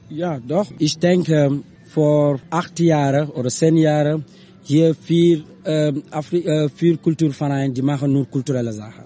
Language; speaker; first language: German; non-native, learner; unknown